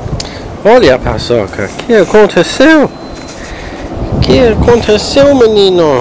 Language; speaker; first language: Portuguese; non-native, learner; English